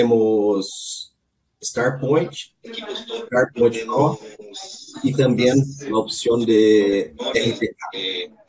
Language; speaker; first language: Spanish; non-native, learner; Portuguese